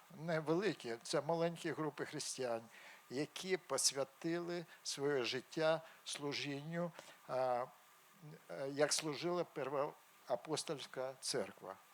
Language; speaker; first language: Ukrainian; non-native, local second language; Russian